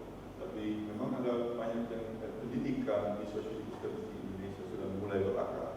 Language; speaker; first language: Indonesian; non-native, fluent; Dutch